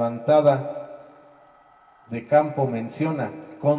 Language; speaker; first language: Spanish; native; Spanish